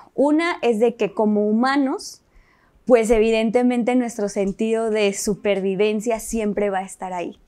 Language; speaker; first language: Spanish; native; Spanish